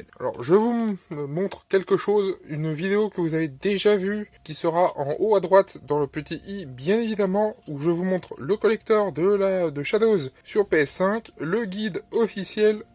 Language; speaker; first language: French; native; French